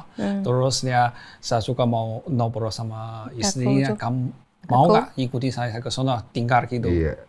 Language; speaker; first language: Indonesian; non-native, learner; Chinese